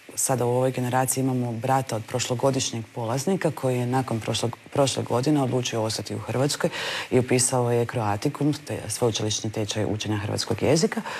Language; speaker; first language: Croatian; native; Croatian